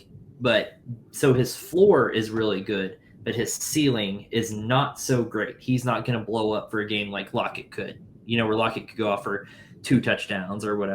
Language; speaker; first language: English; native; English